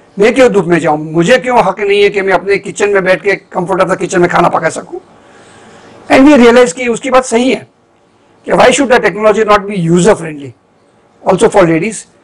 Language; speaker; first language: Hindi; non-native, local second language; Gujarati